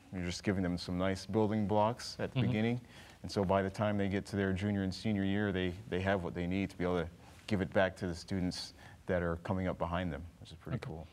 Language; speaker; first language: English; native; English